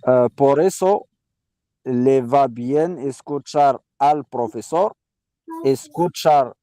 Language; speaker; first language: Spanish; non-native, learner; Arabic